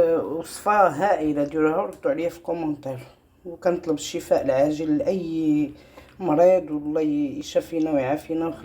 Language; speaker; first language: Arabic; native; Arabic